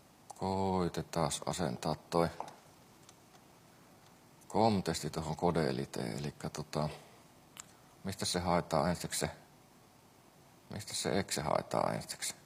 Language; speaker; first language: Finnish; native; Finnish